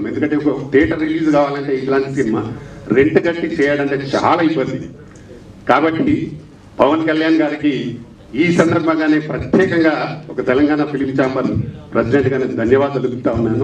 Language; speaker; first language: Telugu; native; Telugu